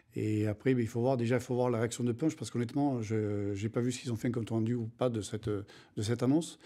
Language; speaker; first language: French; native; French